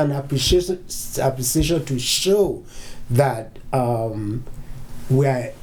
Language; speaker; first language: English; non-native, local second language; Yoruba